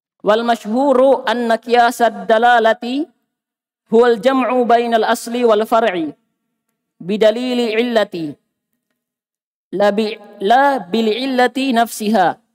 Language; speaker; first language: Arabic; non-native, learner; Indonesian